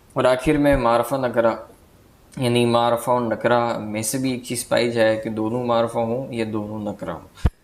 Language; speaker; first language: Urdu; native; Urdu